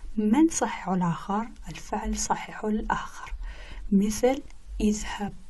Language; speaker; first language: Arabic; non-native, local second language; Kurdish